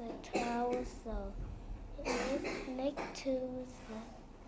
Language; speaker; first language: English; non-native, learner; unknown